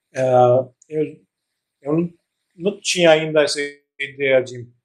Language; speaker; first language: Portuguese; non-native, fluent; Albanian